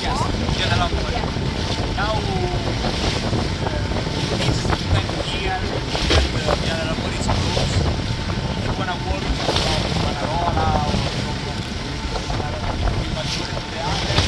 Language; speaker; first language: English; non-native, learner; Italian